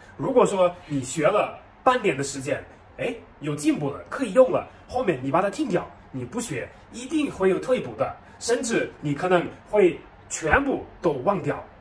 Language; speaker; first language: Chinese; non-native, fluent; German